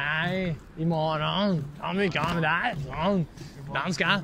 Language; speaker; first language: Swedish; non-native, fluent; Italian